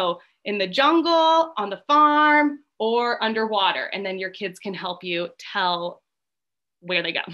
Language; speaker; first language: English; native; English